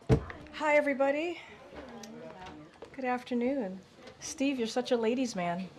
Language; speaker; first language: English; native; English